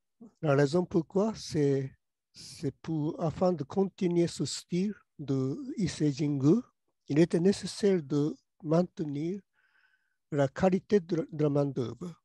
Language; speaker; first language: French; non-native, learner; Japanese